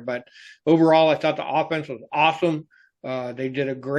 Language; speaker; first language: English; native; English